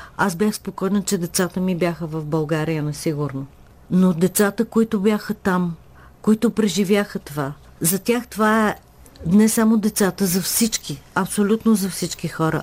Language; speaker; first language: Bulgarian; native; Bulgarian